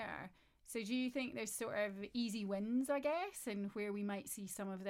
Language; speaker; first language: English; native; English